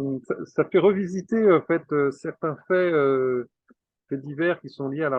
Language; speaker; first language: French; native; French